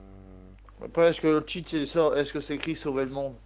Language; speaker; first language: French; native; French